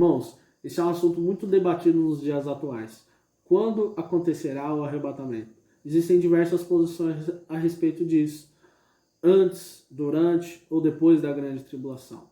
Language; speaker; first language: Portuguese; native; Portuguese